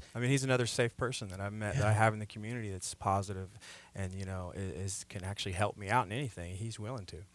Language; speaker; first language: English; native; English